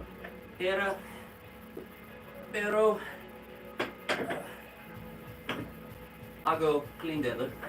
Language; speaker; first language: Spanish; non-native, learner; English